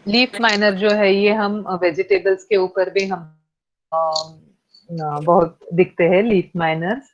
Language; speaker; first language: Hindi; non-native, local second language; Marathi